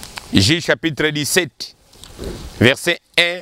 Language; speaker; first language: French; non-native, local second language; Lingala